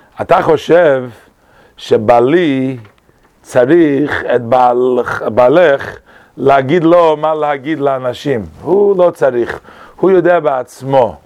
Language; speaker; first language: Hebrew; non-native, fluent; English